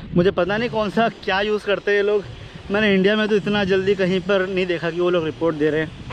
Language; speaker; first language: Hindi; native; Hindi